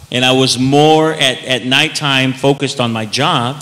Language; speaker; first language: English; early bilingual, other home language; Spanish